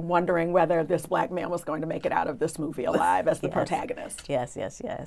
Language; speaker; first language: English; native; English